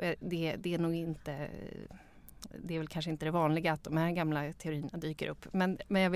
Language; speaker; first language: Swedish; native; Swedish